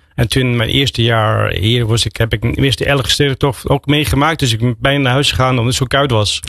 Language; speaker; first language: Dutch; non-native, fluent; English